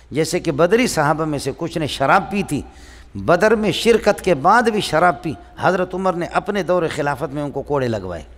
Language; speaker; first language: Urdu; non-native, local second language; Baluchi